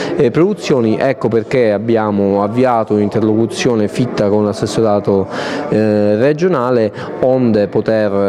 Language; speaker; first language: Italian; native; Italian